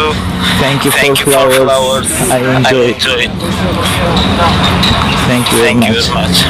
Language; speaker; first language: English; non-native, learner; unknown